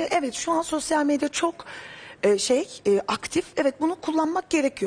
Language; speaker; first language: Turkish; native; Turkish